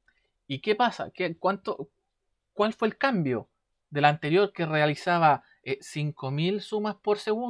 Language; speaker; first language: Spanish; native; Spanish